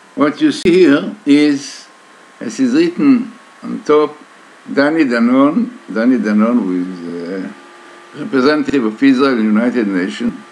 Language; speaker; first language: English; non-native, fluent; Hebrew